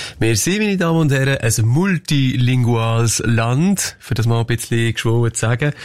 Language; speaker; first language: German; native; German